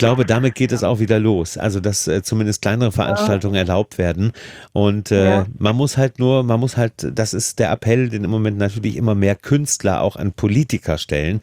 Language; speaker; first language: German; native; German